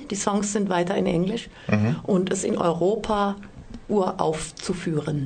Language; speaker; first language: German; native; German